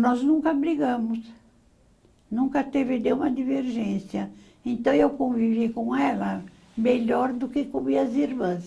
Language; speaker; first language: Portuguese; early bilingual, other home language; Arabic